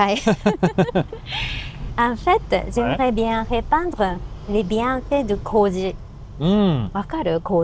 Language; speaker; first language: French; non-native, learner; Japanese